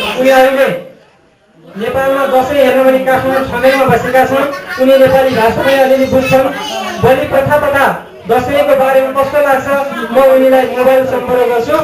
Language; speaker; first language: Nepali; native; Nepali